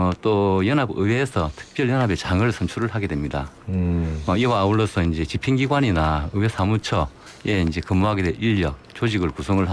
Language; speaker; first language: Korean; native; Korean